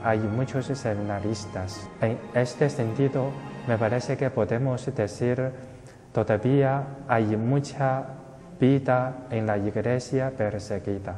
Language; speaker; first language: Spanish; non-native, fluent; Chinese